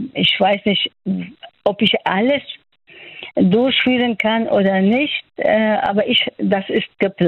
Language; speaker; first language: German; non-native, fluent; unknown